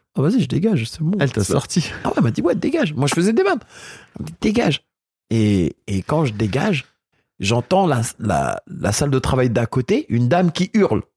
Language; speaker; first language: French; early bilingual, other home language; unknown